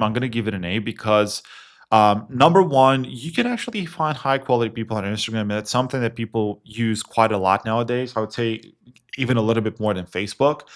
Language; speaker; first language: English; non-native, fluent; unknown